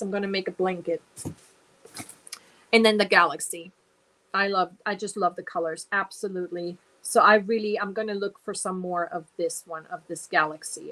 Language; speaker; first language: English; early bilingual, other home language; German